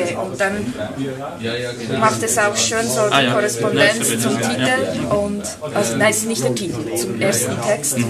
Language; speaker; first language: German; non-native, fluent; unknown